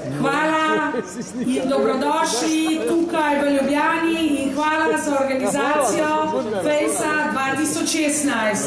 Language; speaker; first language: Slovenian; non-native, fluent; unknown